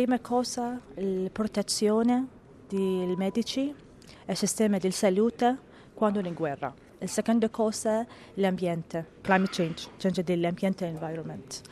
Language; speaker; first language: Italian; non-native, learner; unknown